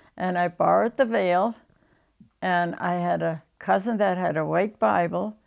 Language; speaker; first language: English; early bilingual, other home language; German